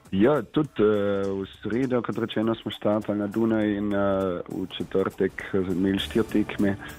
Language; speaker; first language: Slovenian; native; Slovenian